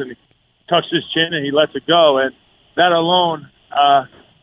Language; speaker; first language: English; native; English